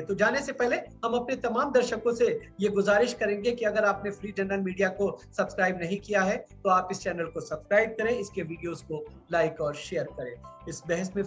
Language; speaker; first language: Hindi; native; Hindi